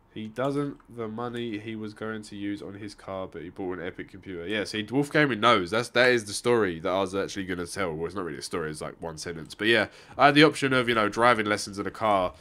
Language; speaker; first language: English; native; English